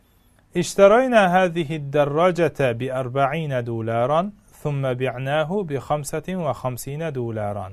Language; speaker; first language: Arabic; non-native, fluent; Uzbek